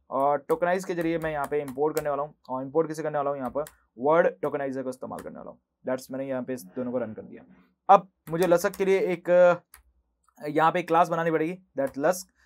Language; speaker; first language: Hindi; native; Hindi